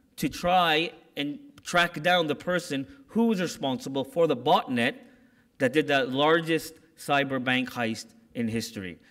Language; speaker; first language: English; native; English